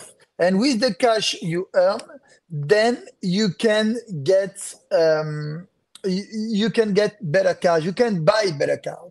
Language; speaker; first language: English; non-native, fluent; French